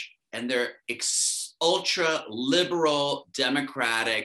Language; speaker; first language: English; native; English